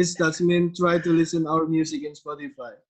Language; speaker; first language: English; non-native, learner; Indonesian